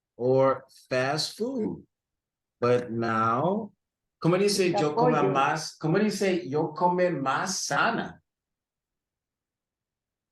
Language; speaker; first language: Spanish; non-native, learner; English